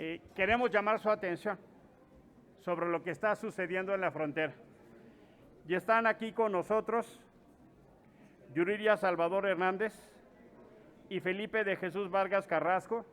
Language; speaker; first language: Spanish; native; Spanish